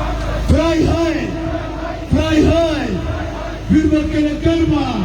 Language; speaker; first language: German; non-native, learner; Oromo